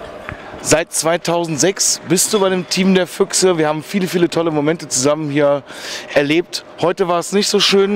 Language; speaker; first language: German; native; German